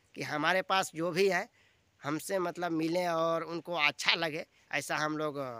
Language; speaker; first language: Hindi; native; Hindi